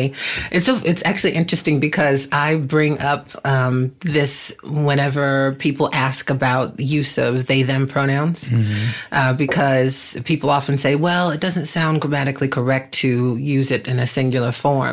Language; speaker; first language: English; native; English